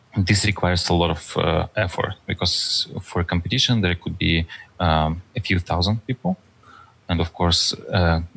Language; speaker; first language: English; non-native, fluent; Russian